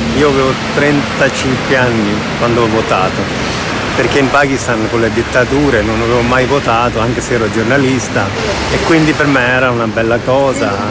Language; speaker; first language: Italian; non-native, fluent; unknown